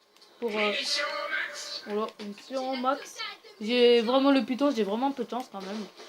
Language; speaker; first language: French; native; French